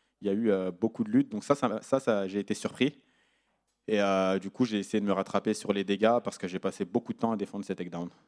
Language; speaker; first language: French; native; French